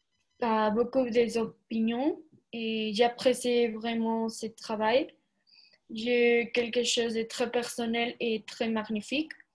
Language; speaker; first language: French; non-native, learner; Spanish